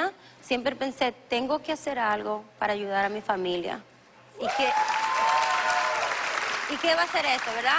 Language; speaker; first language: Spanish; early bilingual, other home language; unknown